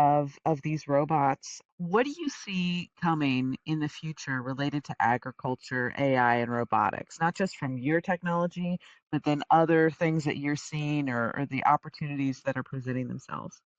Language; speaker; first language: English; native; English